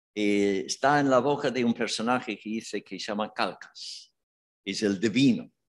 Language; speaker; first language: Spanish; non-native, fluent; English